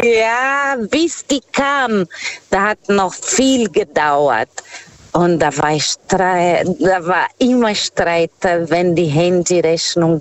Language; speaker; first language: German; non-native, fluent; Portuguese